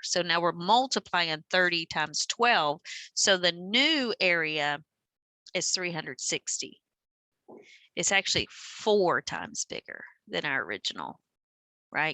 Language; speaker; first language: English; native; English